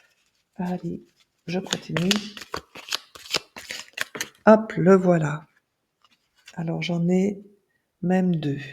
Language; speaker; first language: French; native; French